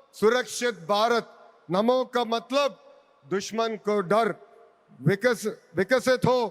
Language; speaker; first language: Hindi; non-native, local second language; Telugu